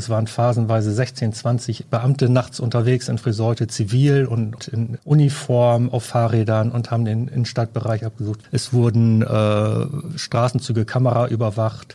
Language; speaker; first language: German; native; German